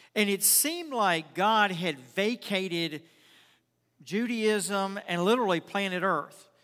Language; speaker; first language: English; native; English